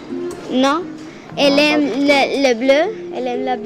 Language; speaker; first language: French; non-native, fluent; Spanish